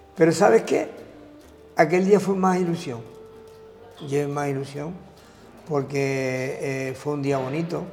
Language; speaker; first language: Spanish; native; Spanish